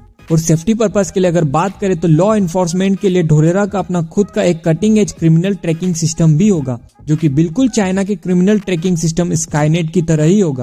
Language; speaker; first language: Hindi; native; Hindi